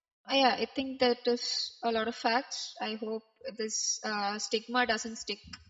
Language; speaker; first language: English; non-native, local second language; Malayalam